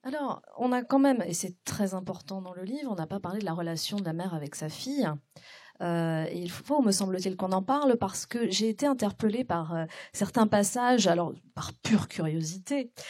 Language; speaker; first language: French; native; French